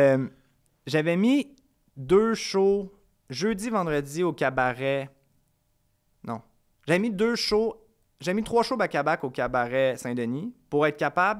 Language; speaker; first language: French; native; French